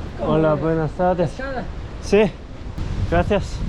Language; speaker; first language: Spanish; non-native, learner; Korean